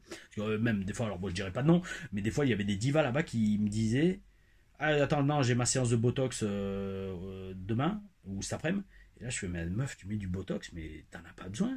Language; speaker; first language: French; native; French